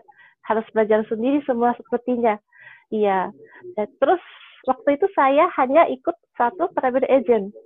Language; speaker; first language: Indonesian; non-native, fluent; Japanese